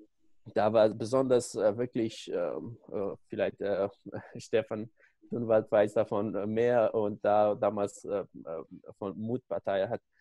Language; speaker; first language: German; non-native, learner; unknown